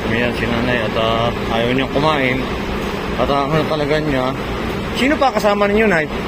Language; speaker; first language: Filipino; native; Filipino